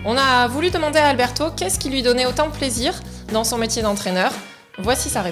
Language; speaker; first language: French; native; French